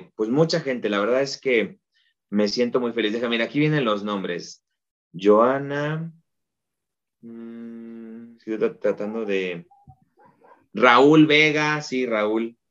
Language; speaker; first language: Spanish; native; Spanish